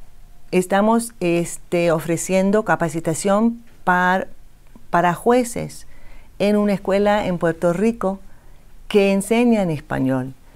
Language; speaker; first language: Spanish; non-native, fluent; English